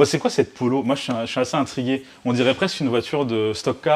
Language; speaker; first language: French; native; French